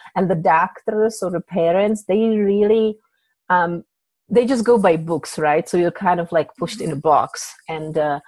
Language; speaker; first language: English; non-native, fluent; Czech